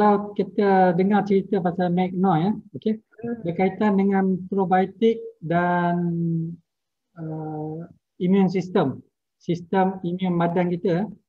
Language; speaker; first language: Malay; native; Malay